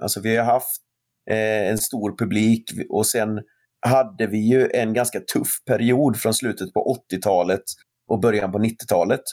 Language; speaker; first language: Swedish; native; Swedish